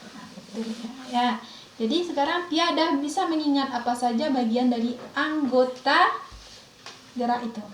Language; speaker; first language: Indonesian; native; Indonesian